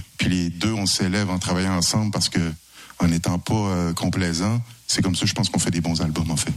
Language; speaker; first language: French; native; French